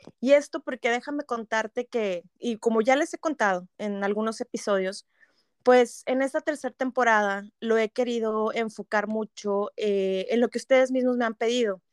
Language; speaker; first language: Spanish; native; Spanish